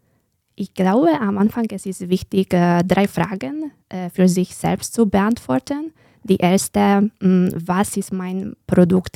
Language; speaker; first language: German; non-native, fluent; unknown